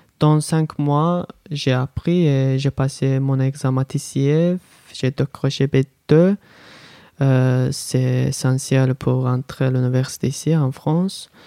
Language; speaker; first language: French; non-native, learner; Azerbaijani